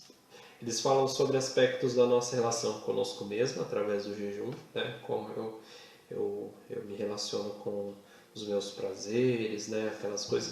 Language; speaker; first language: Portuguese; native; Portuguese